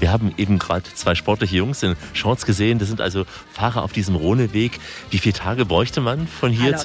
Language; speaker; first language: German; native; German